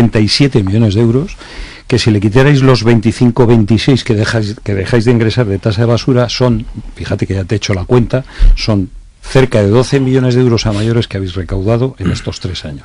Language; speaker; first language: Spanish; native; Spanish